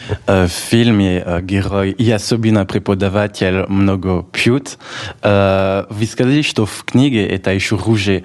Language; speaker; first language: Russian; non-native, fluent; French